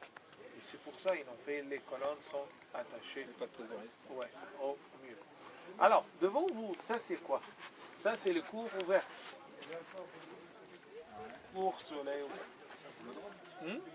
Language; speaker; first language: French; non-native, fluent; Arabic